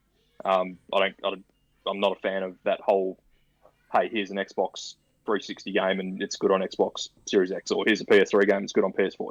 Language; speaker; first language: English; native; English